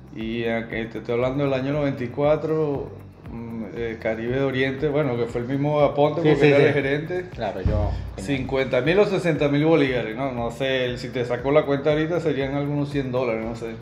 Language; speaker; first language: Spanish; native; Spanish